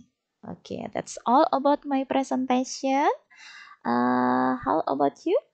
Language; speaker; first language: English; non-native, fluent; Indonesian